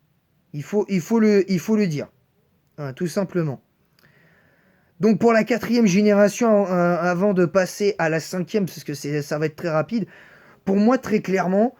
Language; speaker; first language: French; native; French